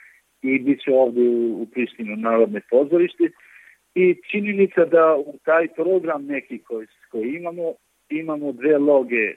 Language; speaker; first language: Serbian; non-native, local second language; Albanian